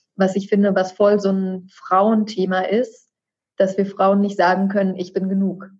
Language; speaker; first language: German; native; German